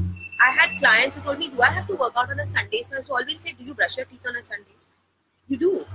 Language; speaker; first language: English; non-native, local second language; Hindi